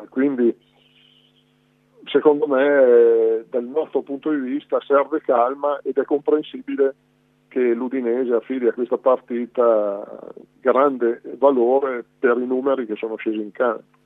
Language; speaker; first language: Italian; native; Italian